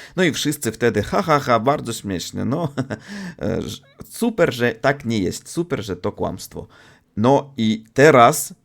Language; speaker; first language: Polish; non-native, fluent; Russian